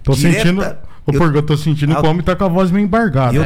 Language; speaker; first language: Portuguese; native; Portuguese